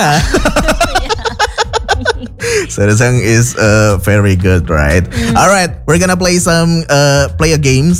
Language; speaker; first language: English; non-native, fluent; Indonesian